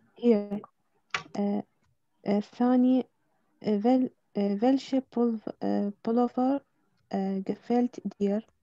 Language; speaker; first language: German; non-native, learner; Arabic